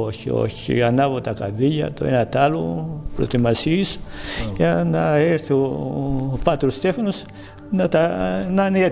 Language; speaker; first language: Greek; non-native, fluent; Bulgarian